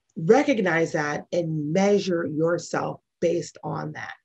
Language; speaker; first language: English; native; English